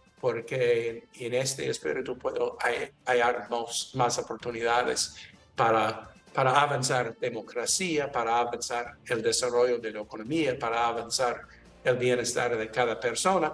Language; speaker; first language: Spanish; non-native, learner; English